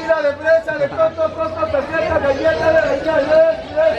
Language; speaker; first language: Spanish; native; Spanish